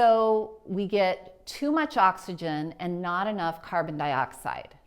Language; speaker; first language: English; native; English